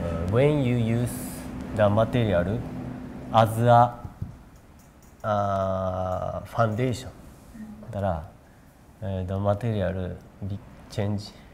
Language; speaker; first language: English; non-native, learner; Japanese